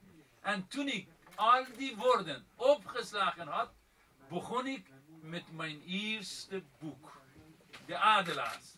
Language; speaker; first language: Dutch; non-native, fluent; Persian